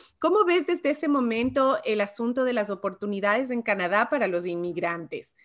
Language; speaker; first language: Spanish; native; Spanish